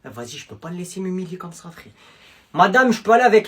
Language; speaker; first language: French; native; French